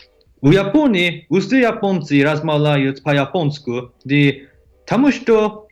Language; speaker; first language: Russian; non-native, learner; Japanese